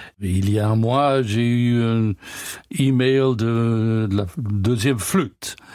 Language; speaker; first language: French; non-native, learner; English